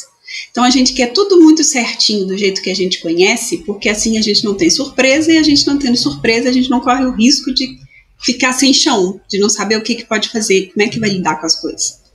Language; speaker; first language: Portuguese; native; Portuguese